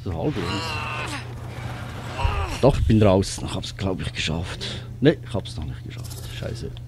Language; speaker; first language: German; native; German